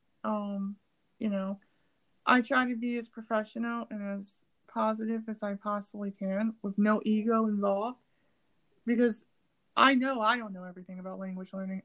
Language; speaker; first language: English; native; English